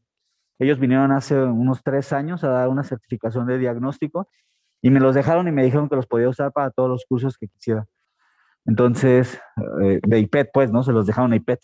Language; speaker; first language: Spanish; native; Spanish